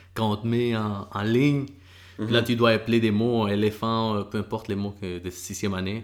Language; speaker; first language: French; early bilingual, other home language; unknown